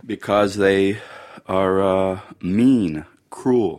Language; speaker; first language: English; native; English